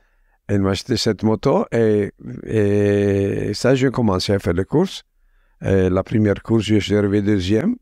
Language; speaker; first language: French; non-native, fluent; Italian